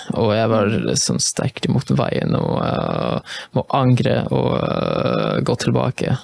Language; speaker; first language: Norwegian; non-native, fluent; Polish